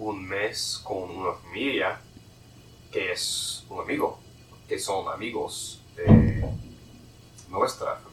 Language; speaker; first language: Spanish; non-native, learner; English